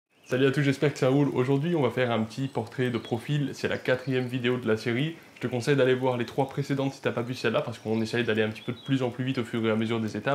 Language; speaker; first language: French; native; French